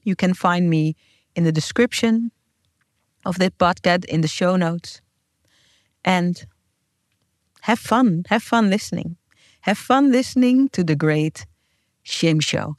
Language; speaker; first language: English; non-native, fluent; Dutch